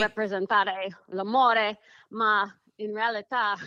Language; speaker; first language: Italian; non-native, learner; English